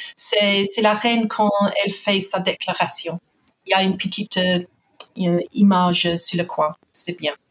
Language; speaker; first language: French; non-native, fluent; English